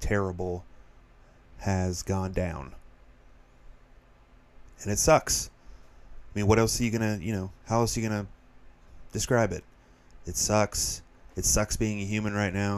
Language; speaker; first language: English; native; English